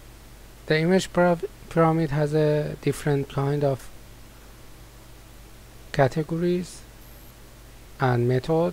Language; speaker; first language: English; non-native, fluent; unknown